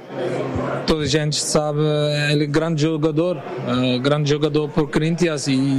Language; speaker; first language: Portuguese; non-native, learner; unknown